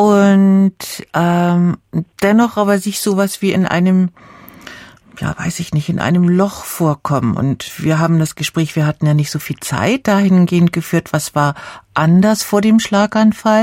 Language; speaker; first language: German; native; German